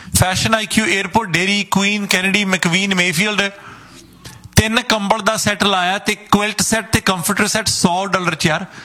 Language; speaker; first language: Punjabi; native; Punjabi